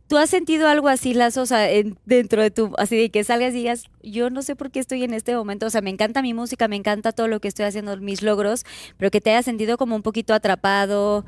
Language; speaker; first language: Spanish; native; Spanish